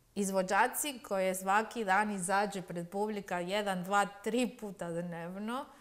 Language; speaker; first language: Croatian; non-native, learner; Spanish